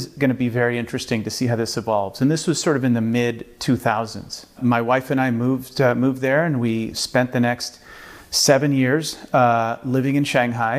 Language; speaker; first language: English; early bilingual, other home language; Spanish